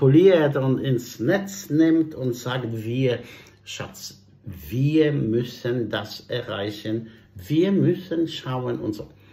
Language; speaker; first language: German; non-native, fluent; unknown